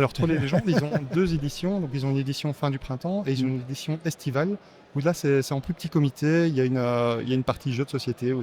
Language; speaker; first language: French; native; French